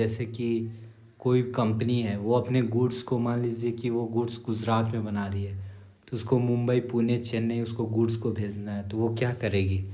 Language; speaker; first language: Hindi; native; Hindi